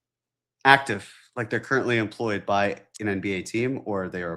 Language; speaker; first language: English; native; English